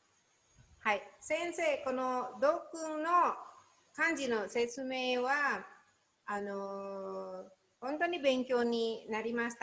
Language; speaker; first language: Japanese; non-native, learner; Indonesian